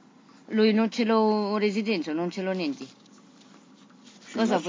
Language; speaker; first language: Italian; non-native, learner; Romanian